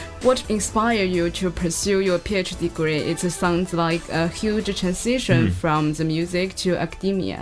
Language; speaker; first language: English; non-native, fluent; Chinese